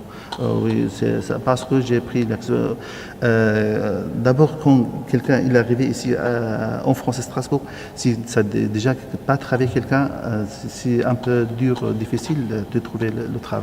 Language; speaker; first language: French; non-native, learner; Arabic